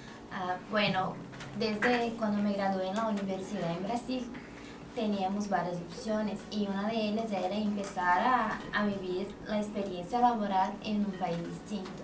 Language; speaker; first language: Spanish; non-native, fluent; Portuguese